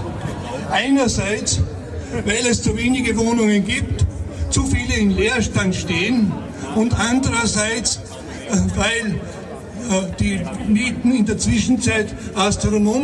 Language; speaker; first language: German; native; German